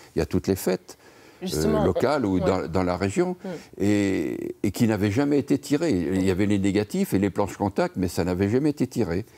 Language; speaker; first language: French; native; French